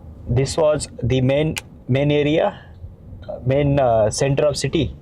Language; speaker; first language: English; non-native, local second language; Hindi